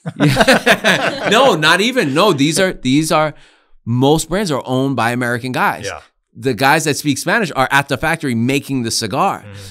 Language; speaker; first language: English; native; English